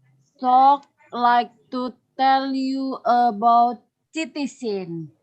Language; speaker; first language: English; non-native, learner; Indonesian